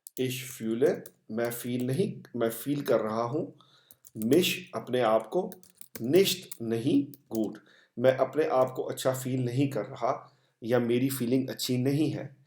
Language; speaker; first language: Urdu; non-native, local second language; Punjabi